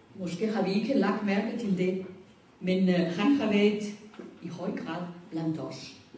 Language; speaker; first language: Danish; non-native, fluent; Spanish